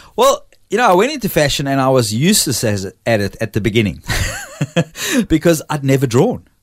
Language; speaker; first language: English; native; English